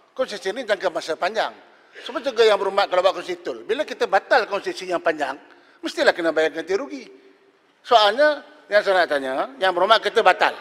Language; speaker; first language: Malay; native; Malay